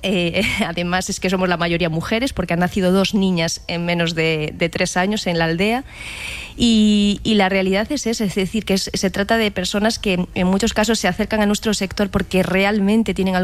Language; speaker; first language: Spanish; native; Spanish